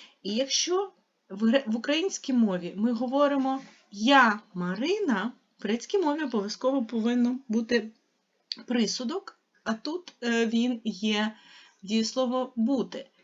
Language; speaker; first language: Ukrainian; native; Ukrainian